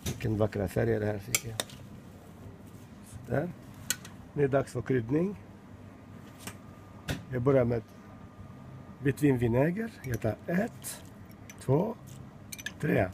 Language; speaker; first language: Swedish; non-native, learner; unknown